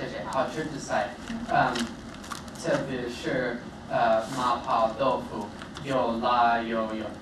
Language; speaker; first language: Chinese; non-native, learner; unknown